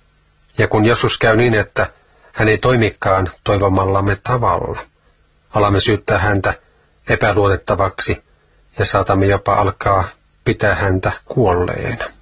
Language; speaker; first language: Finnish; native; Finnish